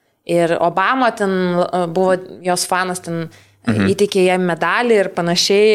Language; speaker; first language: Lithuanian; native; Lithuanian